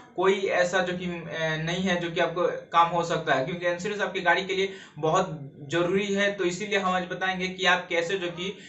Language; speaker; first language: Hindi; native; Hindi